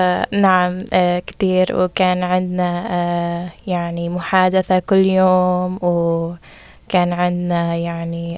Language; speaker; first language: Arabic; non-native, learner; English